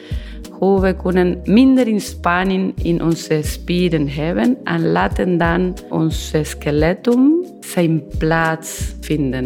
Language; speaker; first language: Dutch; non-native, learner; Spanish